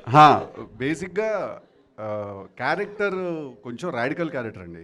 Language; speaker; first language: Telugu; native; Telugu